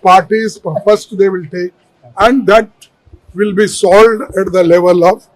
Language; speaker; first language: English; non-native, local second language; Kannada